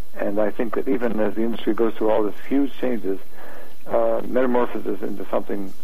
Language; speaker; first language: English; native; English